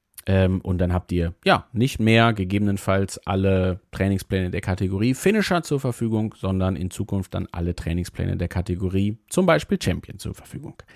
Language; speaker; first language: German; native; German